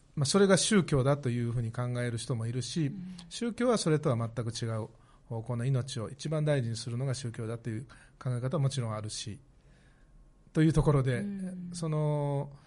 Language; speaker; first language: Japanese; native; Japanese